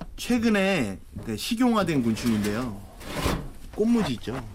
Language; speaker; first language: Korean; native; Korean